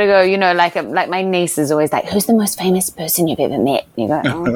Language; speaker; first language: English; native; English